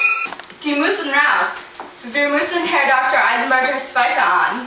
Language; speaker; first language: German; non-native, learner; English